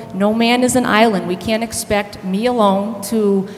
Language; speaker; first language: English; native; English